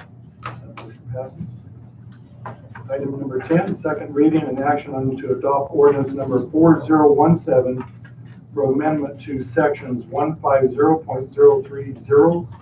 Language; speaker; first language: English; native; English